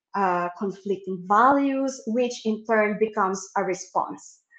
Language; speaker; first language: English; non-native, local second language; Filipino